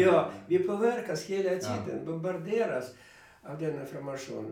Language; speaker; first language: Swedish; non-native, fluent; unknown